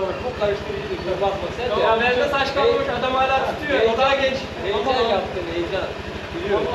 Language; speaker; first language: Turkish; native; Turkish